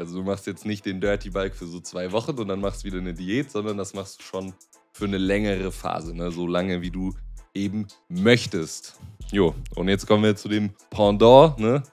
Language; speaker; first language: German; native; German